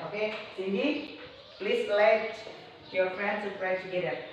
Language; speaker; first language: English; non-native, learner; Indonesian